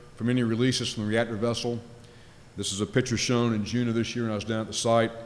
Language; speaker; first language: English; native; English